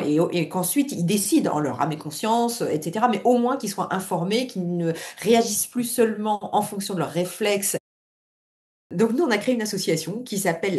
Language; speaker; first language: French; native; French